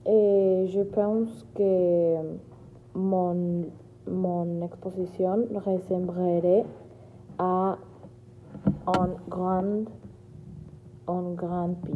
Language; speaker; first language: French; non-native, learner; Spanish